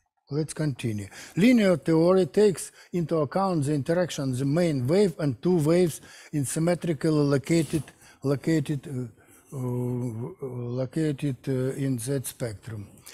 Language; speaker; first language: English; non-native, learner; Russian